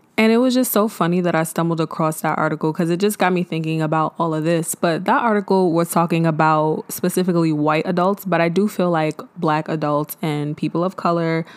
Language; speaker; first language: English; early bilingual, other home language; Haitian Creole